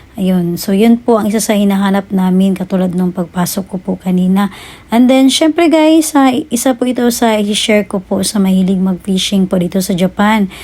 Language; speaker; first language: Filipino; native; Filipino